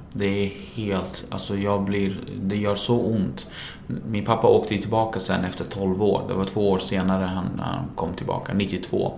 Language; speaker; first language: Swedish; early bilingual, other home language; Kurdish